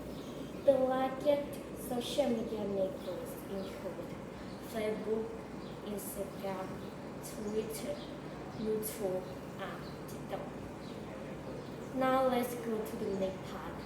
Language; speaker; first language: English; non-native, learner; Thai